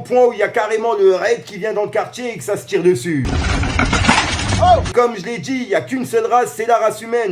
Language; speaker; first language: French; native; French